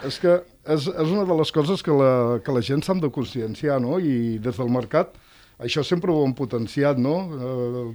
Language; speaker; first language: Catalan; native; Catalan